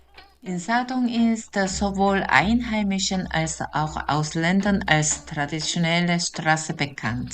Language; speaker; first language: German; non-native, fluent; Korean